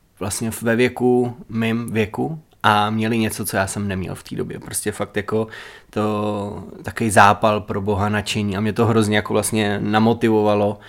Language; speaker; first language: Czech; native; Czech